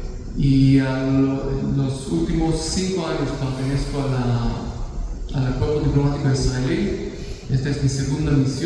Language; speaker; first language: Spanish; non-native, fluent; Hebrew